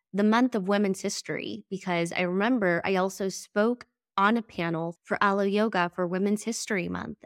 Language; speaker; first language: English; early bilingual, other home language; Spanish